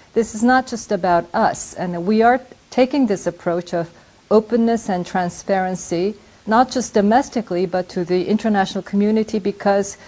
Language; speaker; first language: English; non-native, fluent; Korean